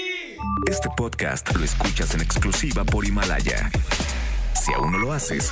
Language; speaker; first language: Spanish; native; Spanish